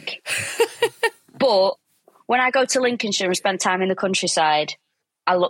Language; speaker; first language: English; native; English